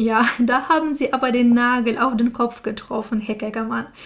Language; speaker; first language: German; non-native, fluent; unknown